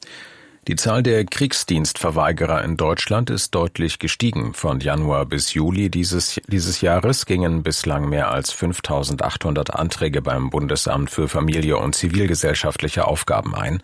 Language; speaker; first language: German; native; German